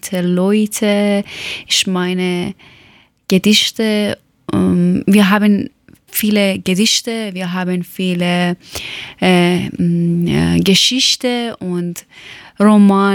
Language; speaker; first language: German; non-native, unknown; Persian